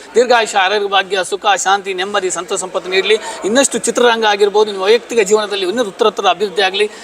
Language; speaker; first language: Kannada; non-native, local second language; Tulu